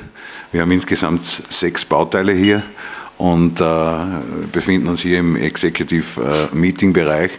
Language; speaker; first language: German; native; German